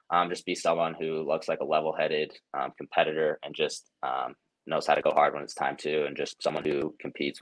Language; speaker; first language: English; native; English